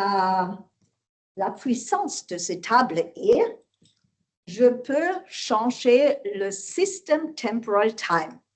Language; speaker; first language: French; non-native, learner; German